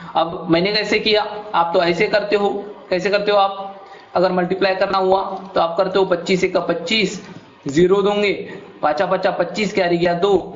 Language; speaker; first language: Hindi; non-native, local second language; Marathi